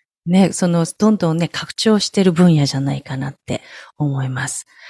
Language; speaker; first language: Japanese; native; Japanese